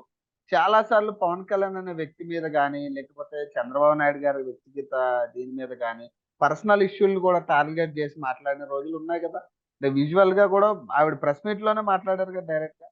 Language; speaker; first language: Telugu; native; Telugu